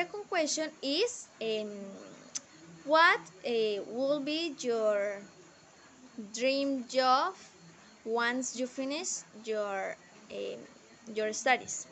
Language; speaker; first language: English; non-native, learner; Spanish